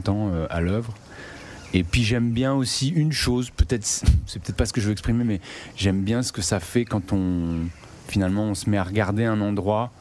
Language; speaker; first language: French; native; French